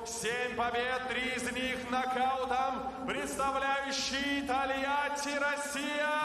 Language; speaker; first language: Russian; native; Russian